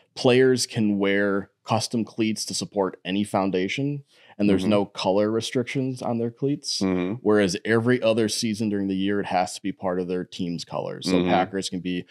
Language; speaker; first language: English; native; English